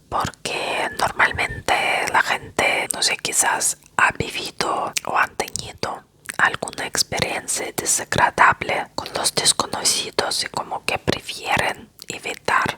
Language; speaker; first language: Spanish; non-native, fluent; Russian